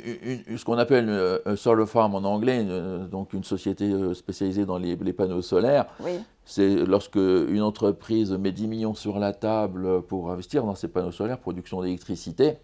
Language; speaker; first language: French; native; French